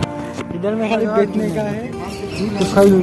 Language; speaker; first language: Hindi; non-native, local second language; Assamese